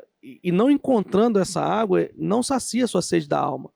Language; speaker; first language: Portuguese; native; Portuguese